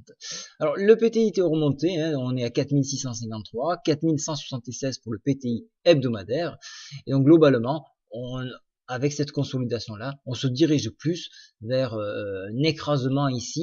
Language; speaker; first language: French; native; French